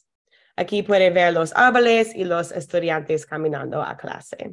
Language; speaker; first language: Spanish; non-native, fluent; English